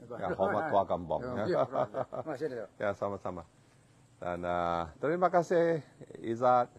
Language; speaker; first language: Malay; non-native, local second language; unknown